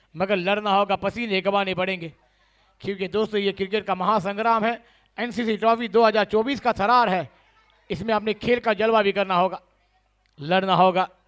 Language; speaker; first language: Hindi; non-native, local second language; Marathi